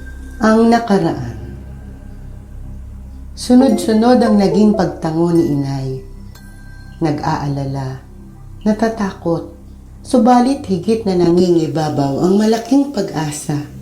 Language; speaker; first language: Filipino; native; Filipino